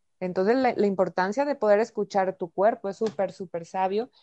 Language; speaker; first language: Spanish; native; Spanish